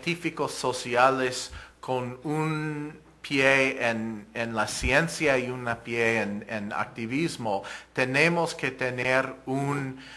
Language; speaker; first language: Spanish; non-native, fluent; English